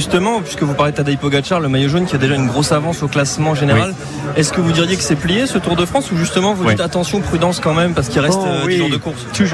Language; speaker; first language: French; native; French